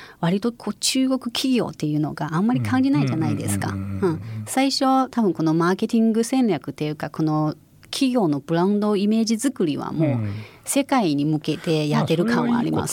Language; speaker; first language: Japanese; non-native, fluent; Chinese